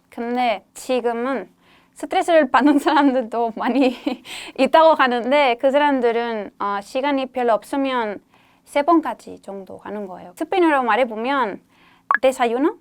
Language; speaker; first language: Korean; non-native, fluent; Spanish